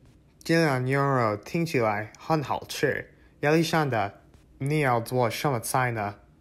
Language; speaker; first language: Chinese; non-native, learner; English